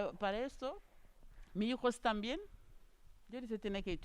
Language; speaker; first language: Spanish; non-native, learner; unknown